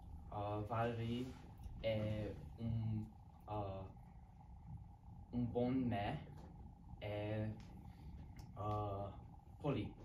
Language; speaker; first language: French; non-native, learner; English